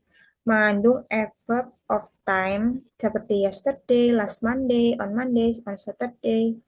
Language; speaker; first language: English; non-native, learner; Indonesian